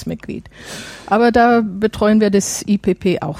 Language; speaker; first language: German; non-native, fluent; English